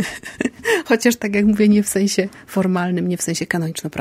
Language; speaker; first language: Polish; native; Polish